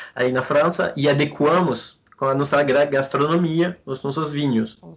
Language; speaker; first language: Portuguese; non-native, fluent; French